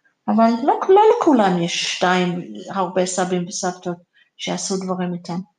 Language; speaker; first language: Hebrew; non-native, fluent; English